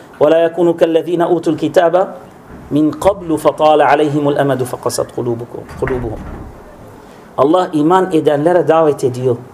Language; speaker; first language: Turkish; non-native, fluent; Arabic